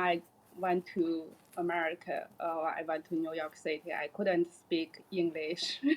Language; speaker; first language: English; non-native, learner; Chinese